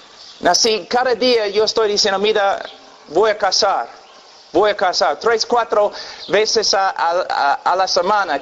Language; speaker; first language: Spanish; non-native, fluent; English